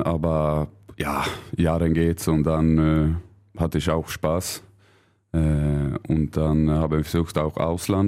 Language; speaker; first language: German; non-native, learner; Swedish